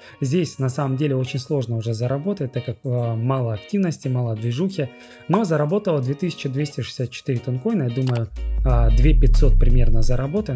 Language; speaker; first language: Russian; native; Russian